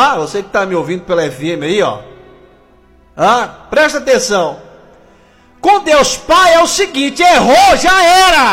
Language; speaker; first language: Portuguese; native; Portuguese